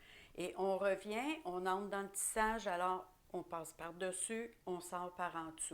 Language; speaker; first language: French; native; French